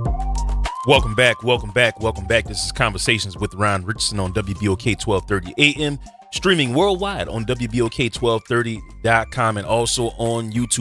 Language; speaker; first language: English; native; English